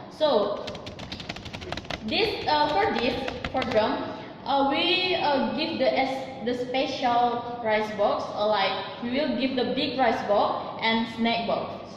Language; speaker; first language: English; non-native, learner; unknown